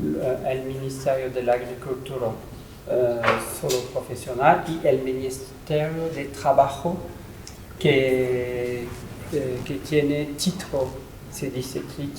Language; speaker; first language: Spanish; non-native, learner; French